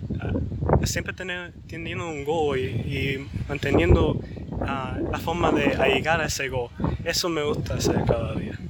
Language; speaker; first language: Spanish; early bilingual, heritage; Spanish